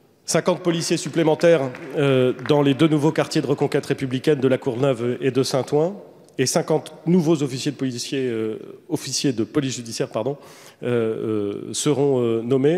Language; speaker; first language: French; native; French